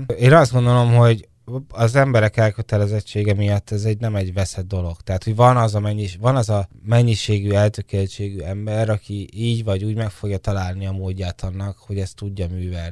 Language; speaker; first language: Hungarian; native; Hungarian